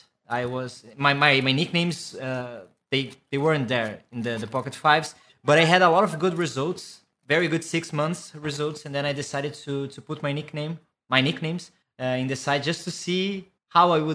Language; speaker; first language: English; non-native, fluent; Portuguese